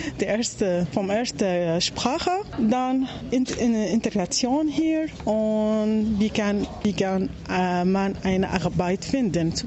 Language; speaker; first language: German; non-native, learner; Arabic